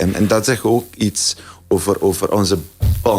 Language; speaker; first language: Dutch; non-native, fluent; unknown